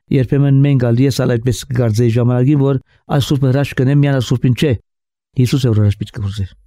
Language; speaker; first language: Armenian; early bilingual, heritage; Armenian